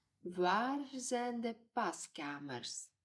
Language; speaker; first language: Dutch; non-native, fluent; Ukrainian